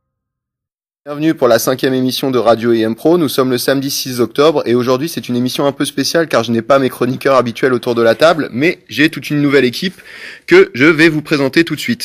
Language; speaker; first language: French; native; French